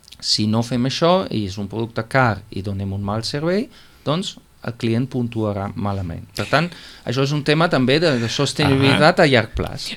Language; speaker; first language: Catalan; non-native, fluent; German